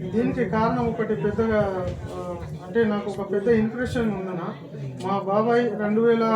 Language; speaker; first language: Telugu; native; Telugu